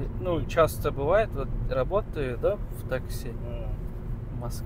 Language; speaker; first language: Russian; non-native, local second language; Tajik